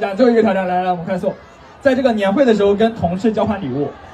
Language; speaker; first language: Chinese; native; Chinese